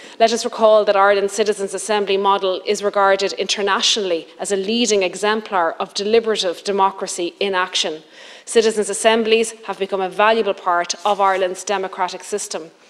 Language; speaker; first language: English; native; English